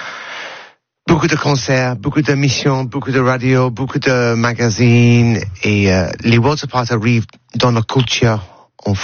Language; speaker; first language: French; non-native, learner; English